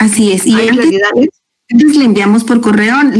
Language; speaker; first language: Spanish; native; Spanish